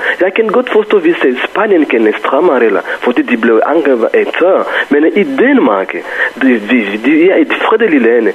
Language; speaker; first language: Danish; non-native, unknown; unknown